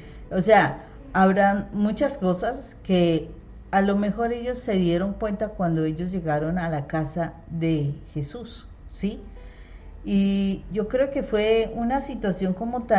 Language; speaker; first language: Spanish; native; Spanish